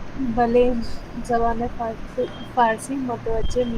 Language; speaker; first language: Persian; non-native, learner; Urdu